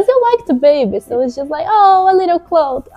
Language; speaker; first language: English; non-native, fluent; Portuguese